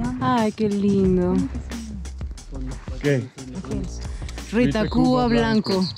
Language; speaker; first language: Spanish; non-native, learner; English